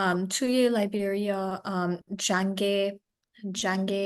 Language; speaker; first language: Persian; non-native, learner; English